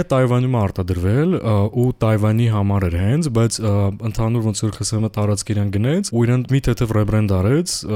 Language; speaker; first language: Armenian; early bilingual, heritage; Armenian